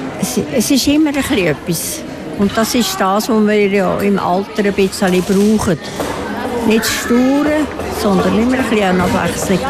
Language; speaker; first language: German; native; German